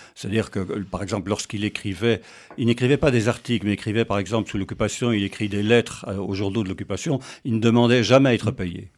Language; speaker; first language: French; native; French